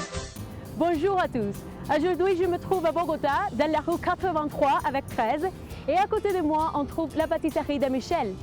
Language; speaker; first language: French; non-native, fluent; Spanish